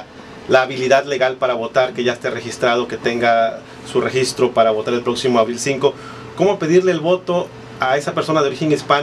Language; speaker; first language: Spanish; native; Spanish